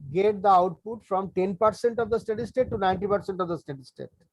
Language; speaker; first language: English; non-native, local second language; Bangla